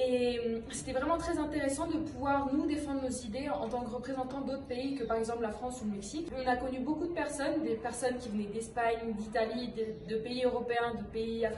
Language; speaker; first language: French; non-native, fluent; Spanish